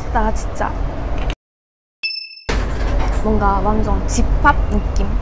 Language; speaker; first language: Korean; non-native, fluent; Japanese